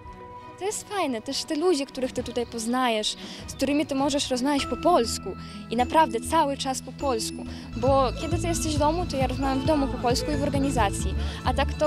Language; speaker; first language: Polish; early bilingual, heritage; Polish